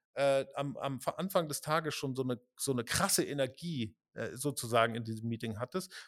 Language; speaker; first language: German; native; German